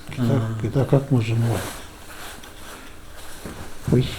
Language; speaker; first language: Russian; native; Russian